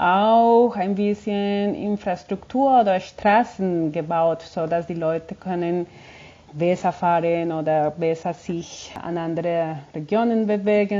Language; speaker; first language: German; non-native, fluent; Spanish